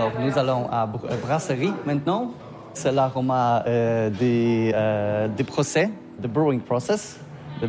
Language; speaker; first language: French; non-native, learner; Polish